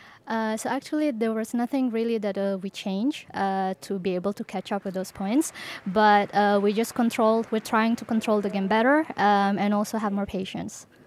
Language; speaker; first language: English; non-native, fluent; Indonesian